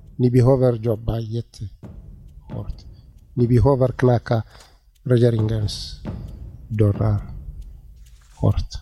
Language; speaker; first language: Swedish; non-native, learner; Tigrinya